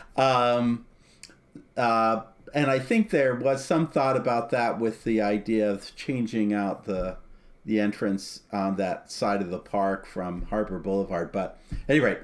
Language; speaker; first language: English; native; English